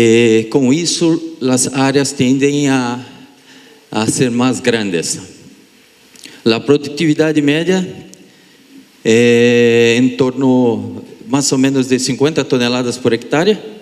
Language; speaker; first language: Spanish; non-native, learner; Portuguese